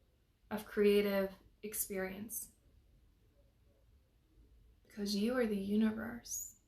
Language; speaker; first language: English; native; English